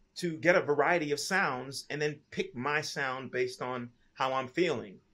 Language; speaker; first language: English; native; English